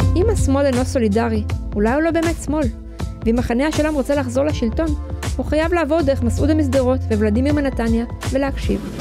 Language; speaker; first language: Hebrew; early bilingual, other home language; Russian